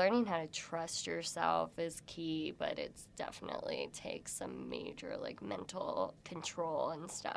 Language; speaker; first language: English; native; English